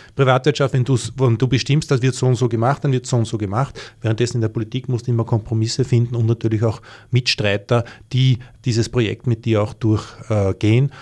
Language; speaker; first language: German; native; German